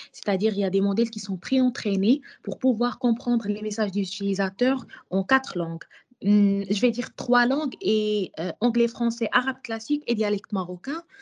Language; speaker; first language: French; non-native, local second language; Arabic